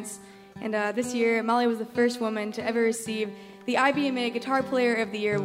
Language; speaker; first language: English; native; English